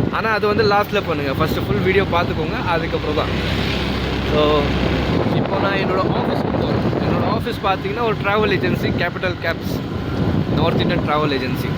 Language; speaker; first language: Tamil; early bilingual, heritage; Tamil